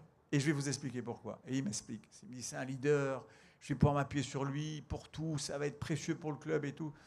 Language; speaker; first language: French; native; French